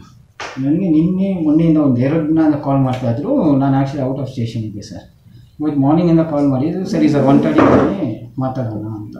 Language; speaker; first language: Kannada; non-native, local second language; Tamil